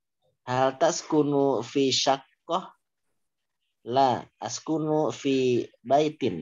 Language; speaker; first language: Arabic; non-native, learner; Indonesian